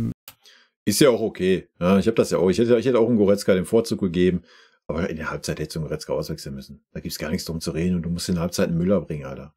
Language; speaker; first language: German; native; German